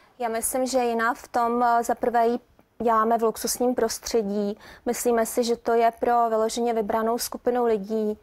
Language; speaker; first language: Czech; native; Czech